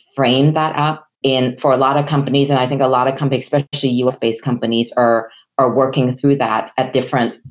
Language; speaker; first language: English; non-native, local second language; Chinese